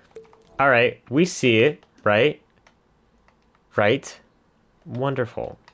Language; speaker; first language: English; native; English